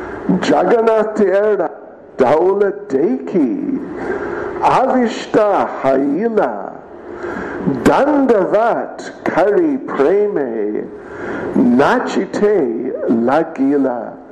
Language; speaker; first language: Russian; non-native, learner; English